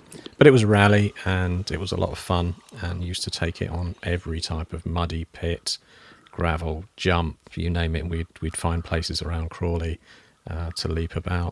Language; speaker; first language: English; native; English